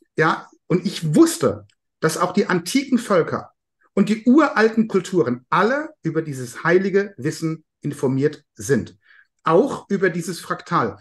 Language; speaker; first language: German; native; German